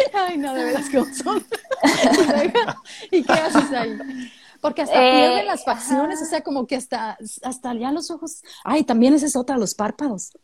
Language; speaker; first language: Spanish; native; Spanish